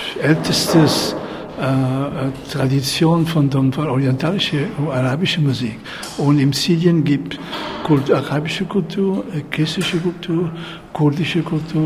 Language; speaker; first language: German; non-native, fluent; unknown